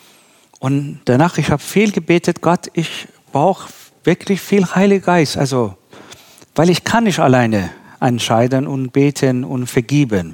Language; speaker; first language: German; non-native, learner; Persian